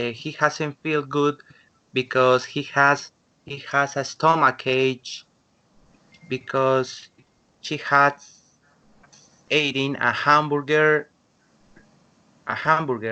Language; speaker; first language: English; non-native, learner; Spanish